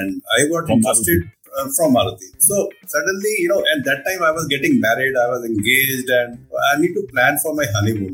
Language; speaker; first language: English; non-native, local second language; Punjabi